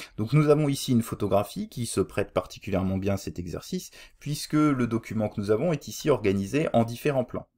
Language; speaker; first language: French; native; French